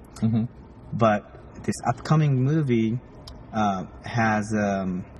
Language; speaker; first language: English; non-native, fluent; Japanese